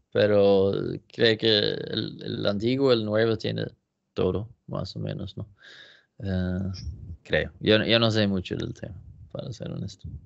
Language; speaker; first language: Spanish; non-native, learner; Swedish